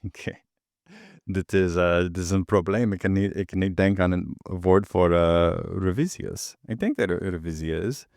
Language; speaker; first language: Dutch; non-native, learner; English